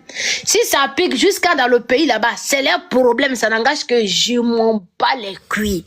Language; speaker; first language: French; non-native, local second language; Dyula